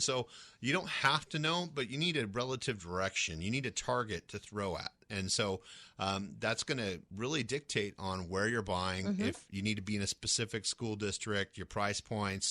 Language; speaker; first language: English; native; English